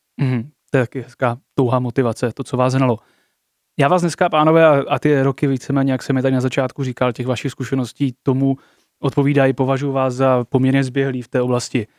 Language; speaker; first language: Czech; native; Czech